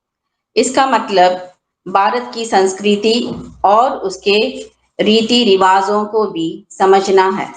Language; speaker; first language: Hindi; non-native, learner; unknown